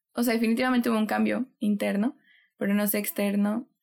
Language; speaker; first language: Spanish; native; Spanish